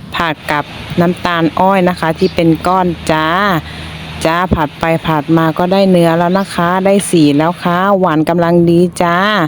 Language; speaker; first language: Thai; native; Thai